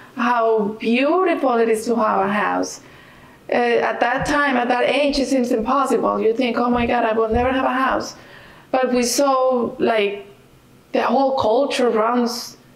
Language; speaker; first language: English; non-native, fluent; Spanish